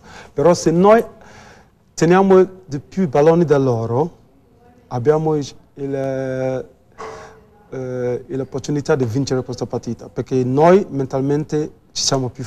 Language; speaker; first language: Italian; non-native, fluent; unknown